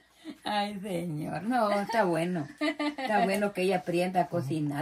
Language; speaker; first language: Spanish; native; Spanish